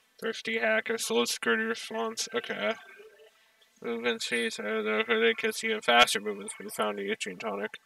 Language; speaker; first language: English; native; English